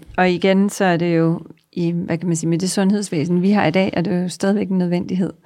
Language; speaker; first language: Danish; native; Danish